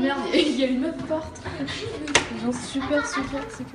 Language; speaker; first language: French; native; French